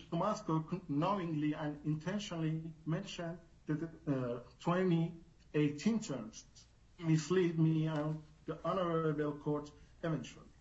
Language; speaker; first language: English; non-native, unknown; Persian